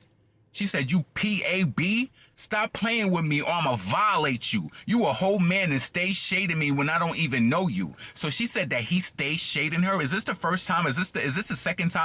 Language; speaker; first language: English; native; English